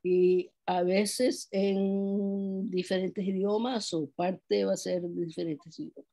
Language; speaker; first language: Spanish; non-native, fluent; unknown